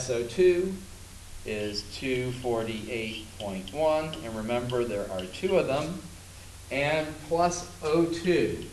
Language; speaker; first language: English; native; English